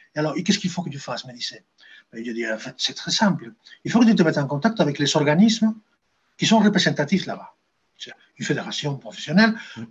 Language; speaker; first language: French; non-native, fluent; Spanish